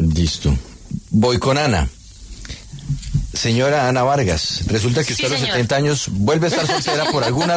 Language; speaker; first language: Spanish; native; Spanish